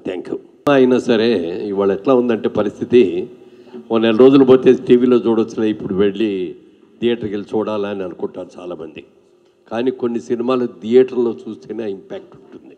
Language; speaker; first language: Telugu; native; Telugu